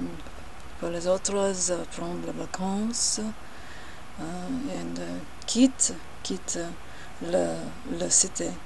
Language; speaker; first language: French; non-native, learner; English